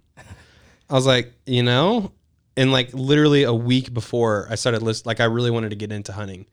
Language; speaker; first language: English; native; English